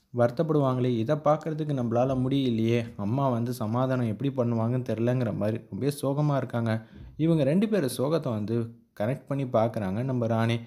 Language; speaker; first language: Tamil; native; Tamil